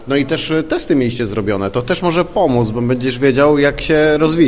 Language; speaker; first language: Polish; native; Polish